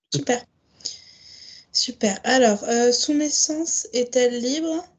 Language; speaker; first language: French; native; French